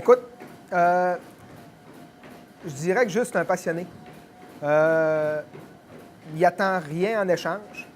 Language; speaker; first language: French; native; French